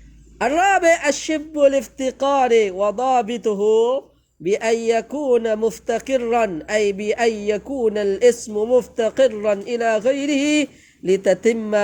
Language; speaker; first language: Arabic; non-native, fluent; Indonesian